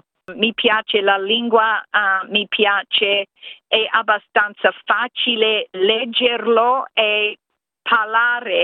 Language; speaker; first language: Italian; non-native, fluent; English